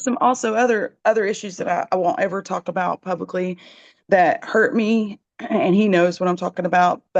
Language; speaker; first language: English; native; English